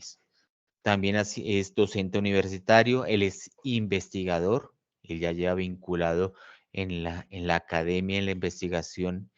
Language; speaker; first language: Spanish; native; Spanish